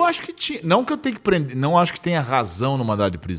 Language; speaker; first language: Portuguese; native; Portuguese